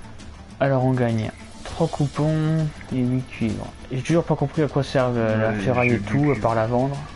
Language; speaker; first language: French; native; French